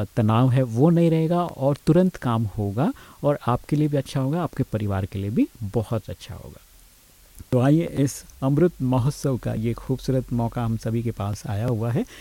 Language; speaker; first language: Hindi; native; Hindi